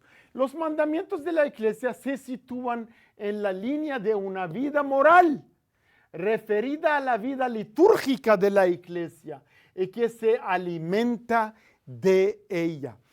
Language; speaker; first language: Spanish; non-native, fluent; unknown